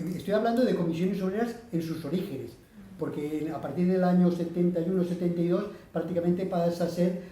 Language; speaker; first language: Spanish; non-native, local second language; Catalan